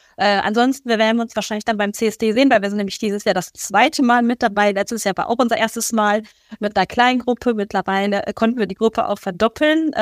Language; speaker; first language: German; early bilingual, other home language; Persian